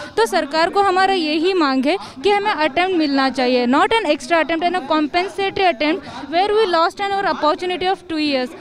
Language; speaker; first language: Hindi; non-native, local second language; Kannada